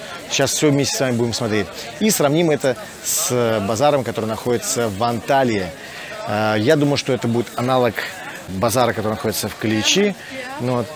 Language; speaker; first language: Russian; native; Russian